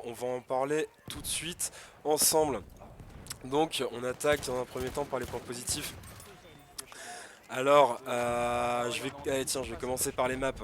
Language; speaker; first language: French; native; French